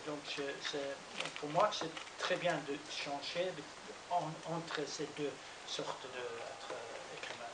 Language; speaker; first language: French; non-native, learner; Norwegian